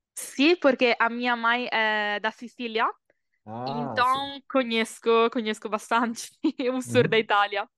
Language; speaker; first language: Portuguese; non-native, fluent; Italian